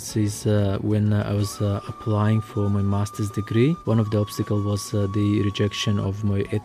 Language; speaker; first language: English; non-native, fluent; Macedonian